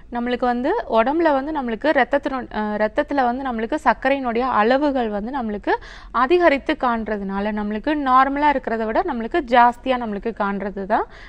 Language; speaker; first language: Tamil; native; Tamil